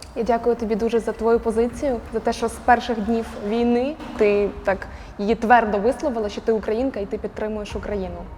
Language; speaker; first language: Ukrainian; native; Ukrainian